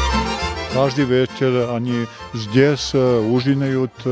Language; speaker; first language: Russian; non-native, learner; Serbian